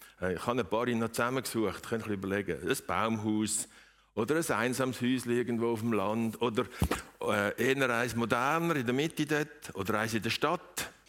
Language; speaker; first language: German; native; German